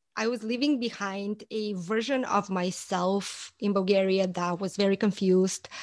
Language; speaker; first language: English; non-native, fluent; Portuguese